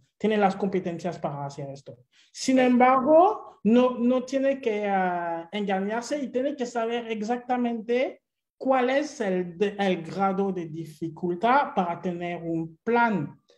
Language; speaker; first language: Spanish; non-native, fluent; French